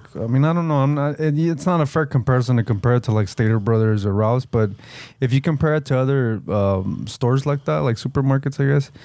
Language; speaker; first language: English; early bilingual, other home language; Spanish